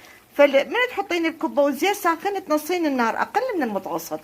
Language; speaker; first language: Arabic; native; Arabic